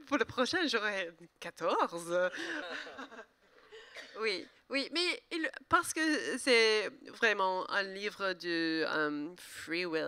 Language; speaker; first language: French; non-native, learner; English